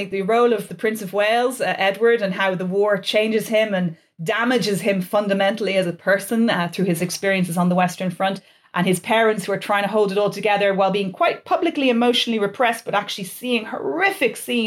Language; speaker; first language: English; native; English